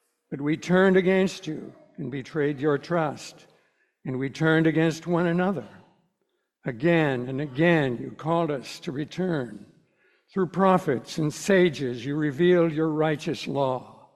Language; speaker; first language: English; native; English